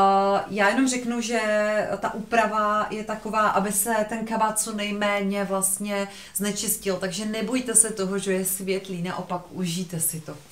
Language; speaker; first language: Czech; native; Czech